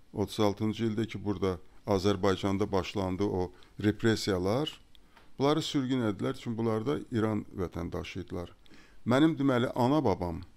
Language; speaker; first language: Azerbaijani; native; Azerbaijani